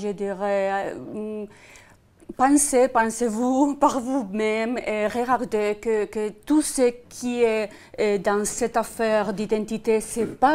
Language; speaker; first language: French; non-native, fluent; Spanish